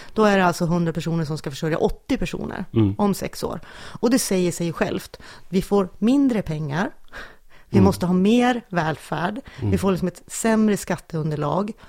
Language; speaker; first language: Swedish; native; Swedish